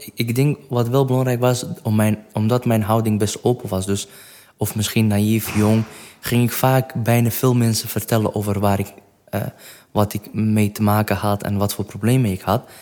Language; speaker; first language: Dutch; non-native, fluent; Kurdish